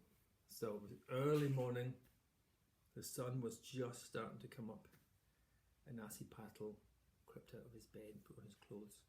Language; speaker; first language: English; native; English